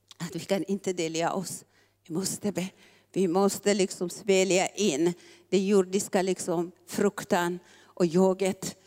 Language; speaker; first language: Swedish; non-native, fluent; Tigrinya